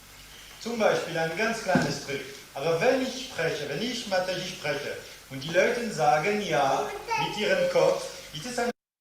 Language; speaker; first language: German; non-native, fluent; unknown